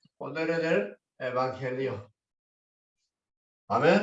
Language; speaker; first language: Spanish; non-native, learner; Korean